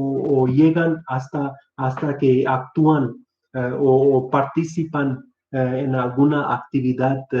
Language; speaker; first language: Spanish; non-native, fluent; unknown